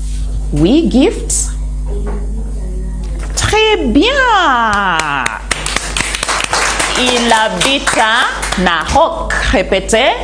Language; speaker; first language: French; non-native, fluent; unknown